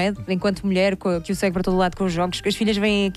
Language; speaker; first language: Portuguese; native; Portuguese